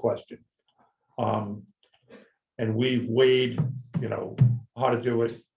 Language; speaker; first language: English; native; English